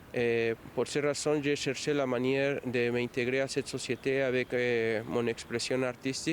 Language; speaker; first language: French; non-native, fluent; Spanish